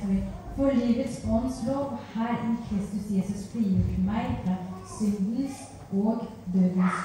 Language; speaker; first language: Norwegian; non-native, fluent; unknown